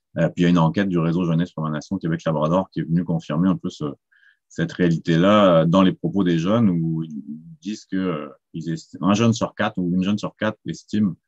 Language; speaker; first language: French; native; French